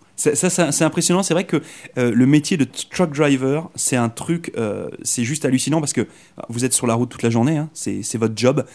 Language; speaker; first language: French; native; French